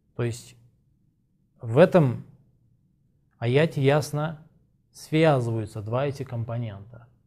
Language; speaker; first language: Russian; non-native, local second language; Azerbaijani